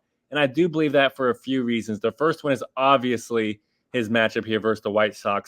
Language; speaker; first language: English; native; English